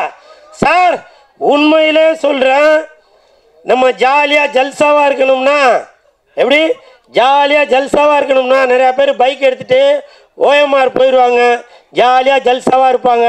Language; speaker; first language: Tamil; native; Tamil